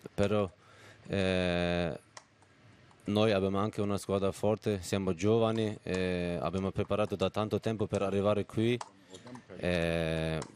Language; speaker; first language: Italian; non-native, fluent; Turkish